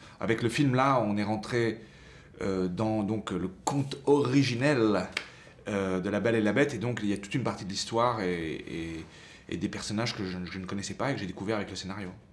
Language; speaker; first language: French; native; French